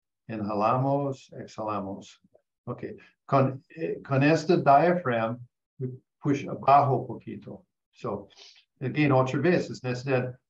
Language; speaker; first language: Spanish; non-native, learner; English